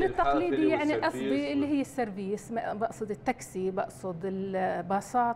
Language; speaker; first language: Arabic; native; Arabic